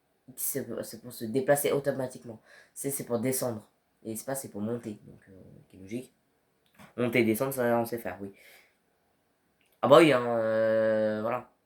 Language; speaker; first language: French; native; French